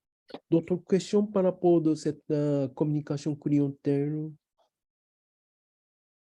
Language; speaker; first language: French; non-native, learner; Japanese